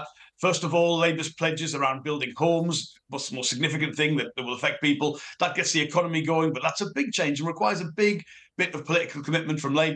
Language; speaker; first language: English; native; English